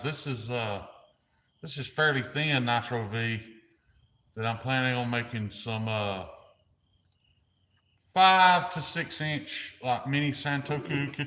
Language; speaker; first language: English; native; English